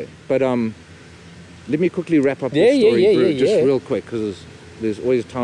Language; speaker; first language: English; native; English